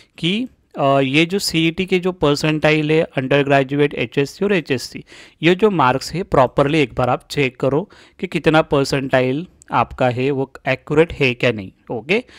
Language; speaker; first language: Hindi; non-native, local second language; Marathi